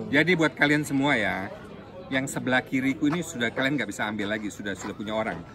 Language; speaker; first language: Indonesian; native; Indonesian